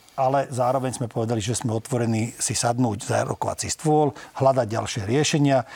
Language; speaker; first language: Slovak; non-native, local second language; Hungarian